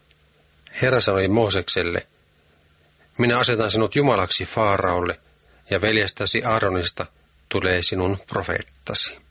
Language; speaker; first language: Finnish; native; Finnish